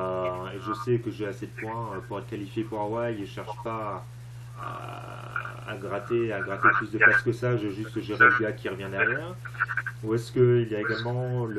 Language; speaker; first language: French; native; French